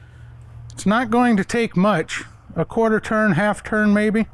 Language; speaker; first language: English; native; English